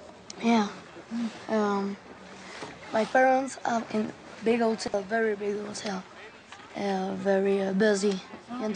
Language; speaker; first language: English; non-native, learner; French